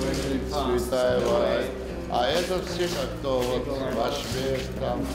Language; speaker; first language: Russian; non-native, fluent; Georgian